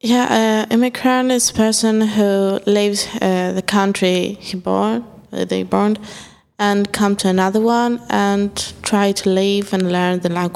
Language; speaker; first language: English; non-native, learner; Greek